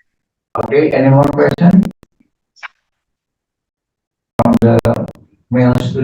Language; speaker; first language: English; non-native, learner; Indonesian